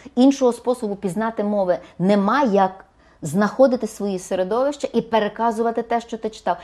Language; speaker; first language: Ukrainian; native; Ukrainian